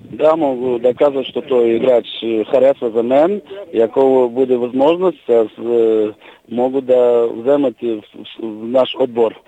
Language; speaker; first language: Bulgarian; non-native, learner; Russian